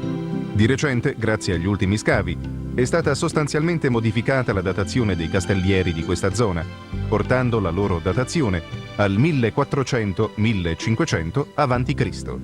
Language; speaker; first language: Italian; native; Italian